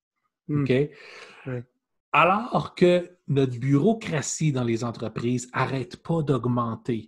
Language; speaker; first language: French; native; French